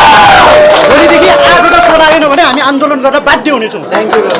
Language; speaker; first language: Nepali; native; Nepali